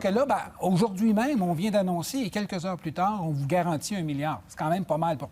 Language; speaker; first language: French; native; French